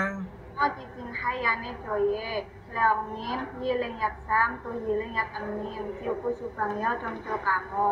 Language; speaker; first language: Cantonese; non-native, learner; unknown